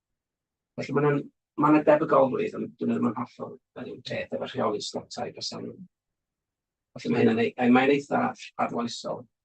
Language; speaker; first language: Welsh; native; Welsh